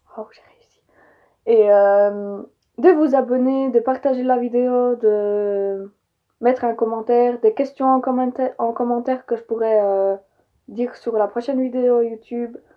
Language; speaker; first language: French; early bilingual, other home language; Polish